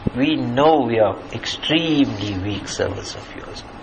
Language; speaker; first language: English; early bilingual, other home language; Urdu